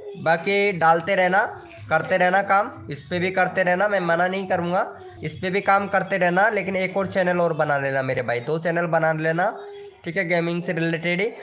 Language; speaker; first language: Hindi; native; Hindi